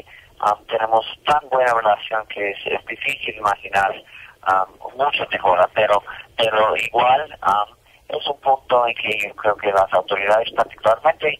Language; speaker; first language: Spanish; non-native, fluent; English